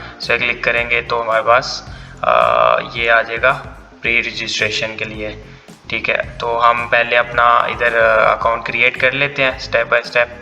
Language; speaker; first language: Urdu; non-native, local second language; Punjabi